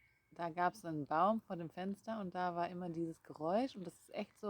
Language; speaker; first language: German; non-native, fluent; Dutch